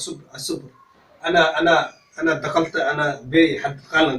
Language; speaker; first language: Arabic; non-native, learner; Somali